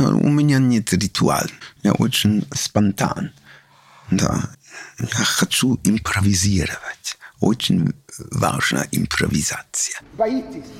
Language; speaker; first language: Russian; non-native, learner; English